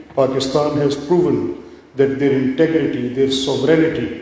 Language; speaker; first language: English; non-native, local second language; Urdu